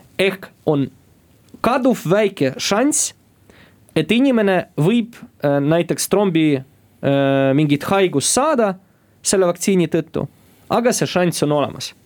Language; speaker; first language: Estonian; non-native, local second language; Russian